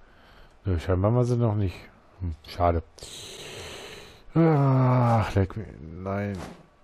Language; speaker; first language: German; native; German